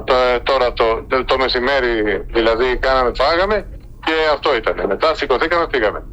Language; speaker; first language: Greek; early bilingual, heritage; Spanish